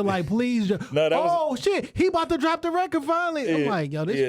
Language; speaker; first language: English; native; English